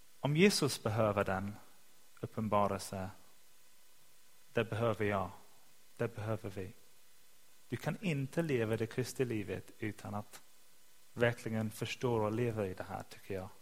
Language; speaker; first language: Swedish; non-native, fluent; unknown